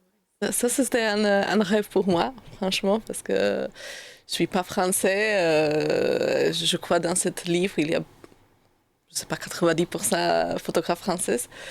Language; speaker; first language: French; non-native, learner; Slovak